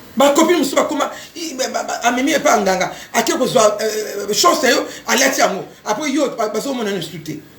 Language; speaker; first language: French; non-native, local second language; Lingala